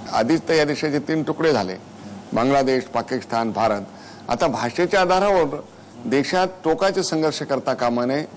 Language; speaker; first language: Marathi; native; Marathi